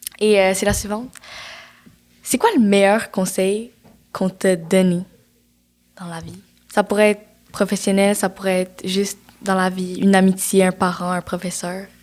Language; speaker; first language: French; native; French